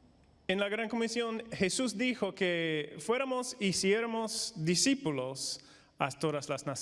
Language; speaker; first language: Spanish; non-native, fluent; English